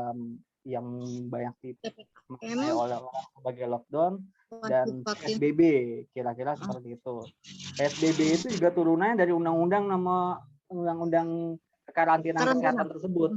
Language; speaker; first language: Indonesian; native; Indonesian